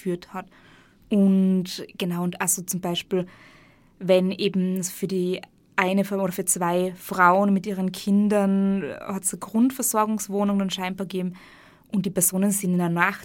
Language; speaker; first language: German; native; German